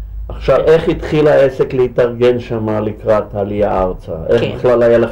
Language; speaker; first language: Hebrew; native; Hebrew